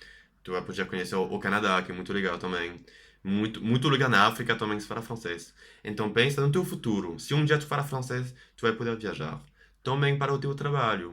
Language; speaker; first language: Portuguese; non-native, fluent; French